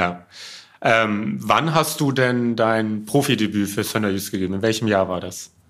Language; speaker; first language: German; native; German